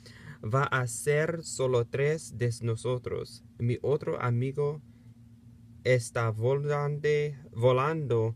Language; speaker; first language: Spanish; non-native, learner; English